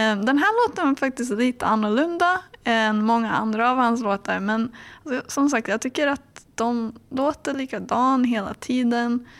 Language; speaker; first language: Swedish; early bilingual, heritage; English